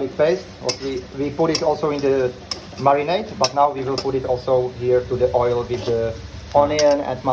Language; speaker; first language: English; non-native, fluent; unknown